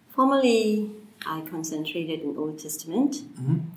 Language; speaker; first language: English; non-native, fluent; Burmese